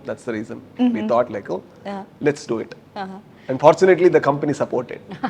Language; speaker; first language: English; non-native, local second language; Kannada